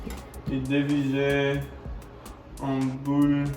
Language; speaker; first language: French; non-native, learner; English